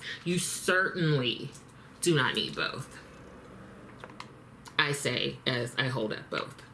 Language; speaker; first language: English; native; English